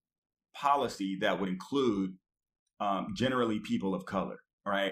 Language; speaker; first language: English; native; English